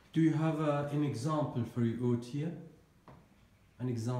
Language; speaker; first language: English; non-native, learner; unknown